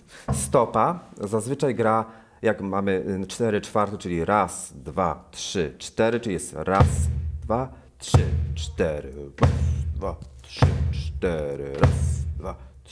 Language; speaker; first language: Polish; native; Polish